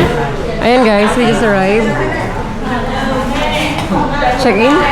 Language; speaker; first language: English; non-native, local second language; Filipino